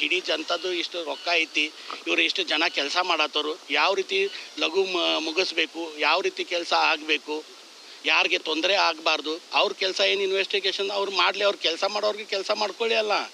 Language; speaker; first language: Kannada; native; Kannada